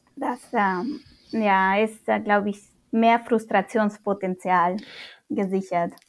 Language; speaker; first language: German; non-native, fluent; Spanish